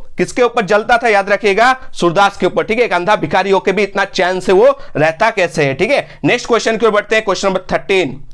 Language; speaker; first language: Hindi; non-native, local second language; Bangla